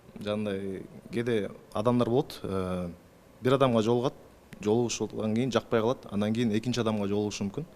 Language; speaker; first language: Kyrgyz; native; Kyrgyz